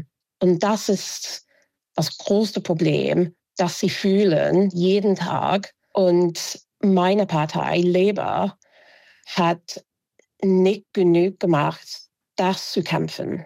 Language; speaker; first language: German; non-native, fluent; English